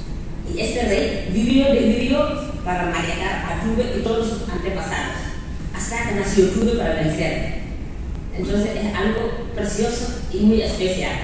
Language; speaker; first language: Spanish; non-native, learner; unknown